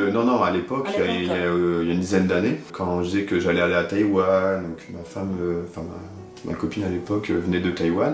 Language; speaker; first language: French; native; French